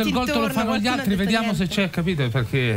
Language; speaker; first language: Italian; native; Italian